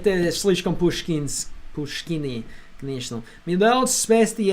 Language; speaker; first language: Russian; non-native, learner; English